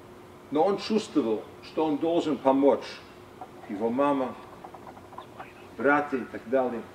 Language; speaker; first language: Russian; non-native, fluent; English